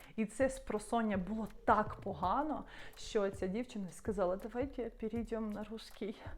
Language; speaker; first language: Ukrainian; non-native, local second language; Russian